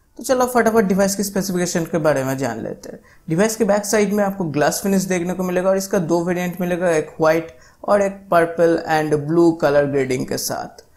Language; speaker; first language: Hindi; non-native, local second language; Bangla